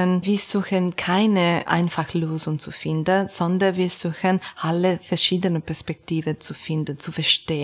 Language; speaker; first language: German; non-native, learner; Italian